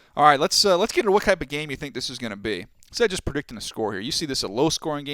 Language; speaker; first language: English; native; English